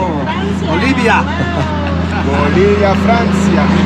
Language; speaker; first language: Spanish; non-native, fluent; French